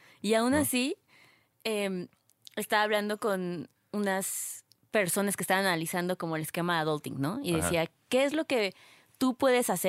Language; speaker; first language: Spanish; native; Spanish